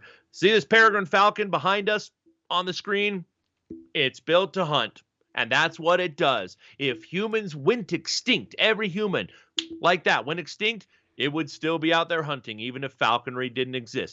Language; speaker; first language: English; native; English